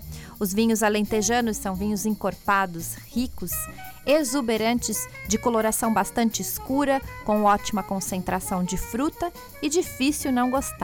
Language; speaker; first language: Portuguese; native; Portuguese